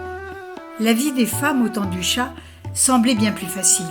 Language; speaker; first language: French; native; French